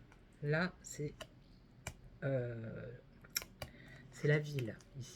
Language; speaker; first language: French; native; French